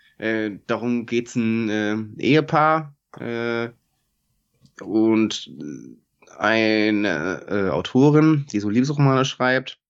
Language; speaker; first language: German; native; German